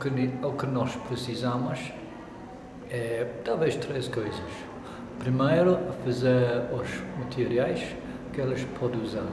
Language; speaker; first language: Portuguese; non-native, learner; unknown